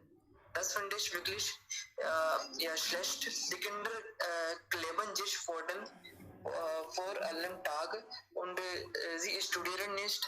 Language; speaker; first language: German; non-native, learner; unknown